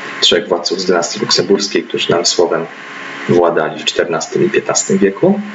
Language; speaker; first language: Polish; native; Polish